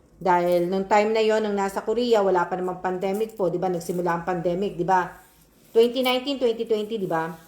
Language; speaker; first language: Filipino; native; Filipino